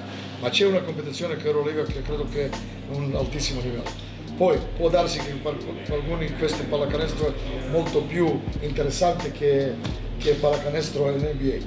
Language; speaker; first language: Italian; non-native, fluent; Serbian